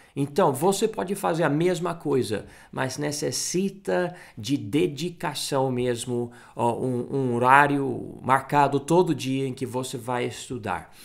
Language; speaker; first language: Portuguese; non-native, fluent; English